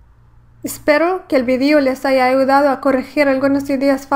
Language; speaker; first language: Spanish; non-native, fluent; Arabic